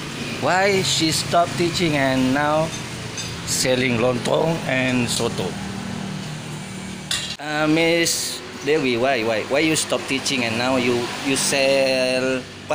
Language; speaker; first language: English; non-native, learner; Indonesian